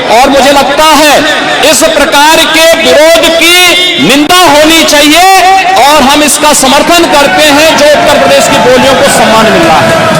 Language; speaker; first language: Hindi; native; Hindi